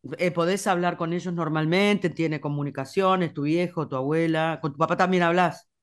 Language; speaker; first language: Spanish; native; Spanish